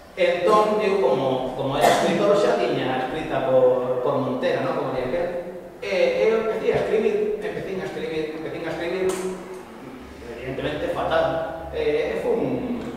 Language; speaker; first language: Galician; non-native, local second language; Spanish